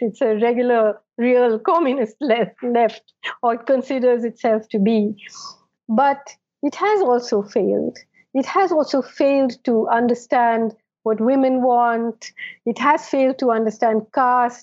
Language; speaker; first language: English; non-native, local second language; Malayalam